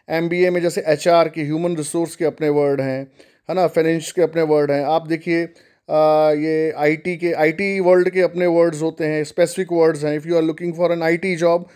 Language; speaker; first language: Hindi; native; Hindi